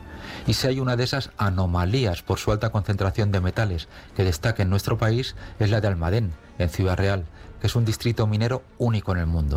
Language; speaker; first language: Spanish; native; Spanish